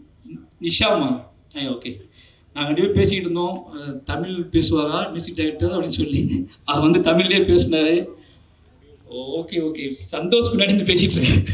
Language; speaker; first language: Tamil; native; Tamil